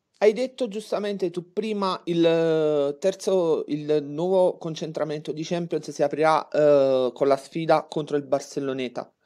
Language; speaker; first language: Italian; native; Italian